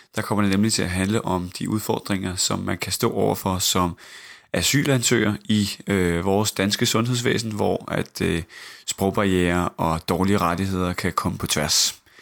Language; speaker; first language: Danish; native; Danish